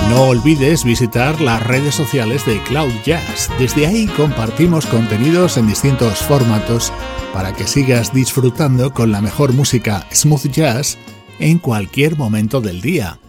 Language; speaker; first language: Spanish; native; Spanish